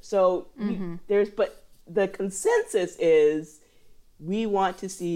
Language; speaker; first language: English; native; English